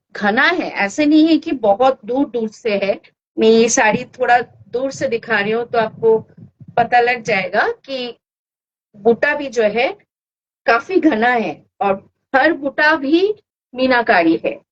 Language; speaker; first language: Hindi; non-native, local second language; Bangla